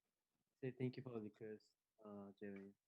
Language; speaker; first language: English; non-native, fluent; Japanese